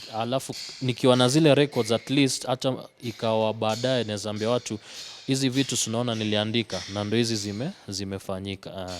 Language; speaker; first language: Swahili; native; Swahili